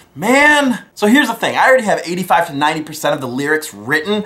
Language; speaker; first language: English; native; English